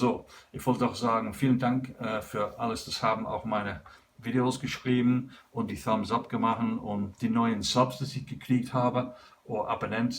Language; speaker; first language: German; non-native, learner; English